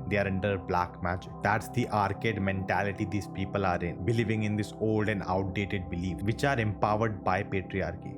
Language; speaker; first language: English; non-native, local second language; Hindi